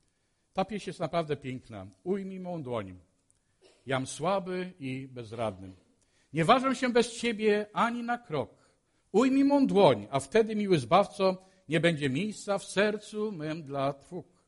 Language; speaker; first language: Polish; native; Polish